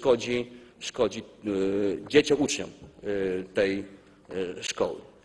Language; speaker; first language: Polish; native; Polish